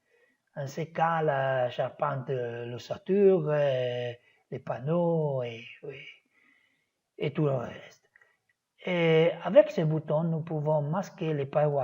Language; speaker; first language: French; non-native, fluent; Italian